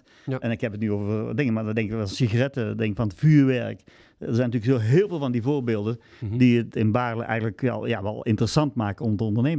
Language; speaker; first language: Dutch; native; Dutch